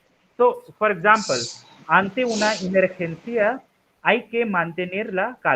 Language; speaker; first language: Spanish; non-native, fluent; Hindi